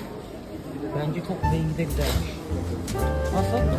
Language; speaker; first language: Turkish; native; Turkish